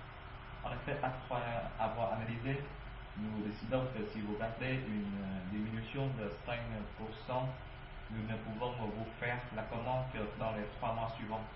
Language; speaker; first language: French; non-native, learner; Vietnamese